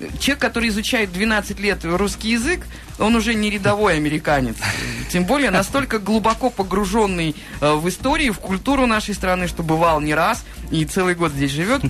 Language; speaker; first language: Russian; native; Russian